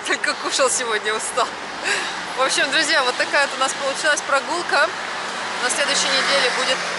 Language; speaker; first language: Russian; native; Russian